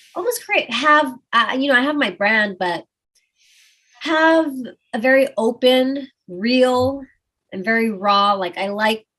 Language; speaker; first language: English; native; English